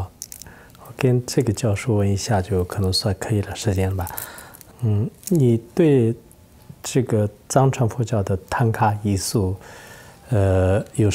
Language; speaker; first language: Chinese; non-native, local second language; Tibetan